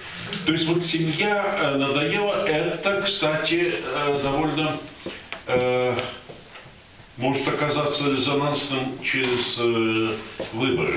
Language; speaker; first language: Russian; native; Russian